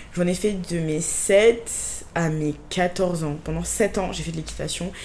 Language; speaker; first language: French; native; French